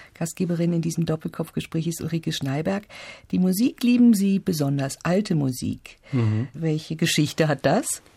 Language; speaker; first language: German; native; German